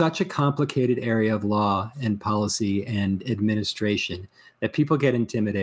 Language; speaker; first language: English; native; English